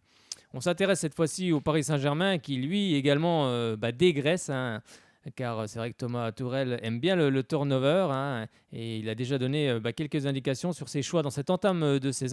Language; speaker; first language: French; native; French